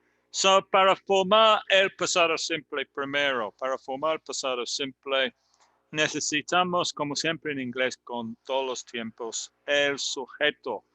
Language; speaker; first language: Spanish; non-native, fluent; English